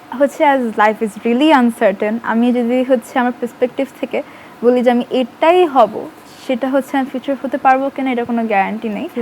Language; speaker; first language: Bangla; early bilingual, other home language; Urdu